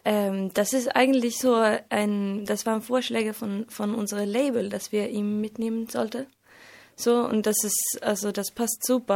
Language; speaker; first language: German; non-native, fluent; Swedish